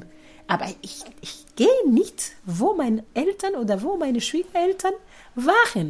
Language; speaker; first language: German; non-native, fluent; Kinyarwanda